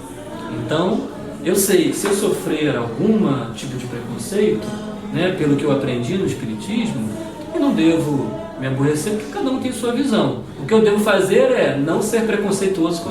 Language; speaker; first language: Portuguese; native; Portuguese